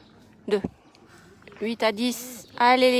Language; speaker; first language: French; native; French